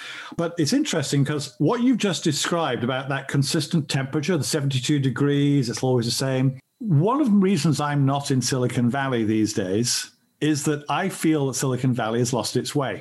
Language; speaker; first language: English; native; English